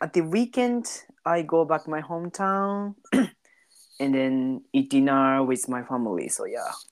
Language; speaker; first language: English; non-native, learner; Japanese